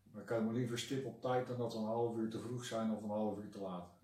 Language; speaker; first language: Dutch; native; Dutch